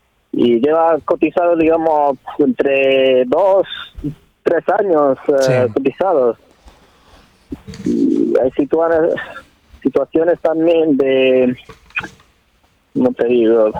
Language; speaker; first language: Spanish; non-native, learner; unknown